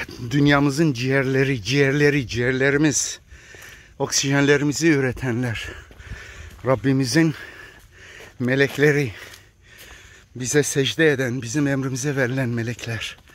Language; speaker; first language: Turkish; native; Turkish